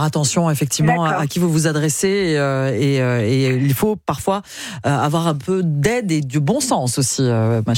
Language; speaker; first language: French; native; French